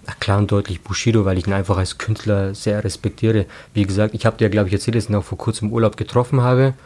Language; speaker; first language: German; early bilingual, other home language; Turkish